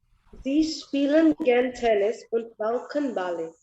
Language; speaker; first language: German; non-native, learner; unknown